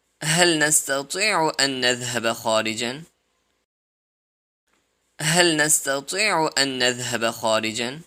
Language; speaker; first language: Arabic; non-native, fluent; Urdu